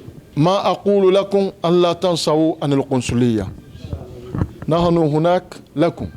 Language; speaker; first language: Arabic; non-native, fluent; Mandingo